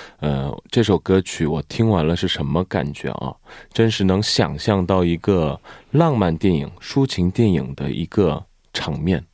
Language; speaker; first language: Chinese; non-native, fluent; Korean